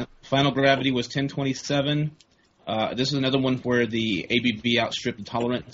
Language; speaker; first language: English; native; English